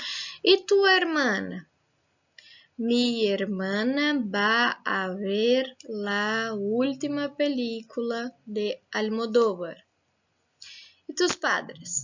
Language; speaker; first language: Spanish; non-native, fluent; Portuguese